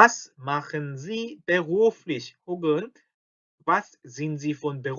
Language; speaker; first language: German; non-native, fluent; Korean